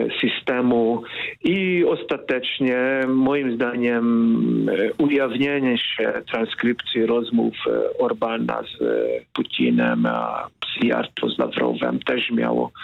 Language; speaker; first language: Polish; non-native, fluent; Hungarian